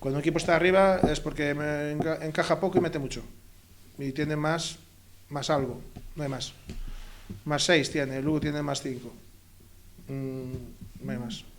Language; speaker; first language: Spanish; native; Spanish